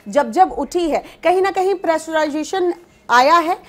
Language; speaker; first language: Hindi; native; Hindi